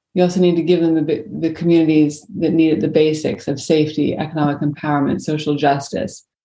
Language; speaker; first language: English; native; English